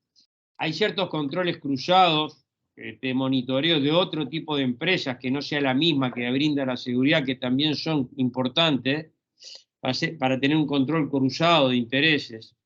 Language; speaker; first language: Spanish; native; Spanish